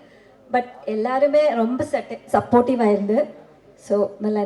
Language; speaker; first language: Tamil; non-native, learner; Malayalam